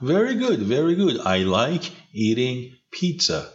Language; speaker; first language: English; non-native, fluent; Persian